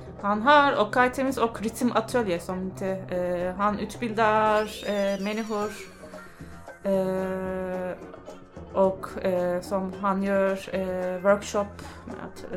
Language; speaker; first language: Swedish; non-native, fluent; Turkish